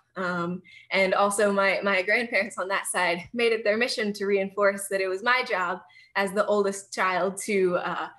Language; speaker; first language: English; native; English